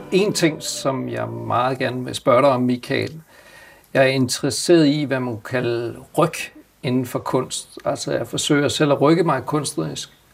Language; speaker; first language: Danish; native; Danish